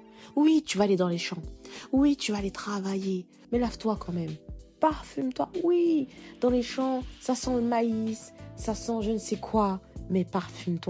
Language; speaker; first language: French; native; French